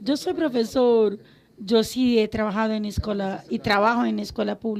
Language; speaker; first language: Spanish; non-native, fluent; Portuguese